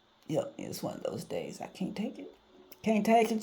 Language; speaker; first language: English; native; English